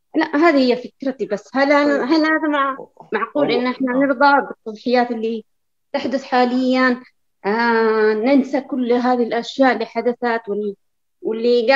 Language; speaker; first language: Arabic; native; Arabic